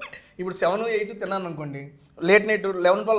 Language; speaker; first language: Telugu; native; Telugu